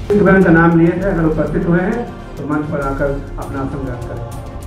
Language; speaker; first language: Hindi; native; Hindi